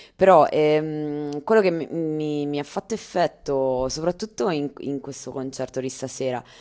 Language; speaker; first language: Italian; native; Italian